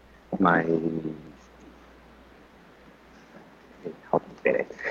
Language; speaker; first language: English; non-native, learner; Chinese